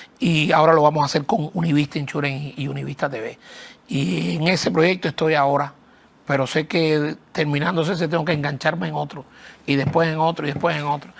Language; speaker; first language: Spanish; native; Spanish